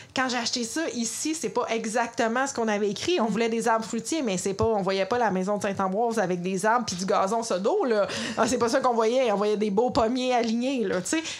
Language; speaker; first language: French; native; French